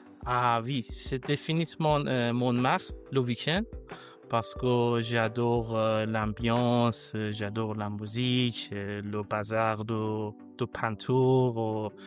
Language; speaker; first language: French; non-native, learner; Persian